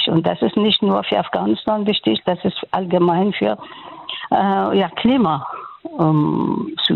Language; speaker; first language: German; non-native, fluent; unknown